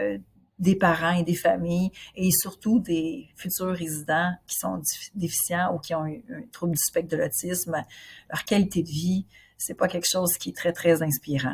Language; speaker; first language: French; native; French